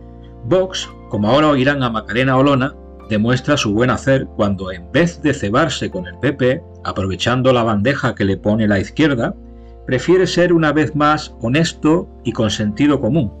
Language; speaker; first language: Spanish; native; Spanish